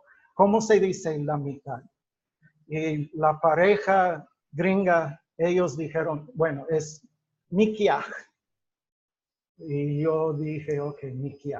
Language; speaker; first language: Spanish; non-native, fluent; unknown